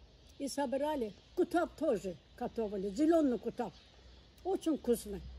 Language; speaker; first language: Russian; non-native, learner; Azerbaijani